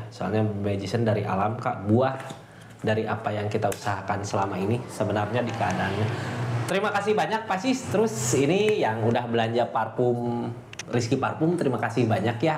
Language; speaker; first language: Indonesian; native; Indonesian